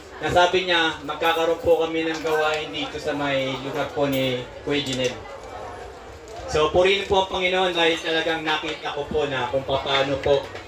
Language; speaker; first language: Filipino; native; Filipino